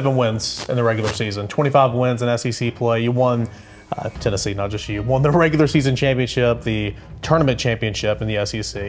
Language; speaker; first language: English; native; English